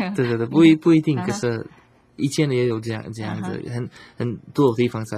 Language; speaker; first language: Chinese; non-native, learner; Slovak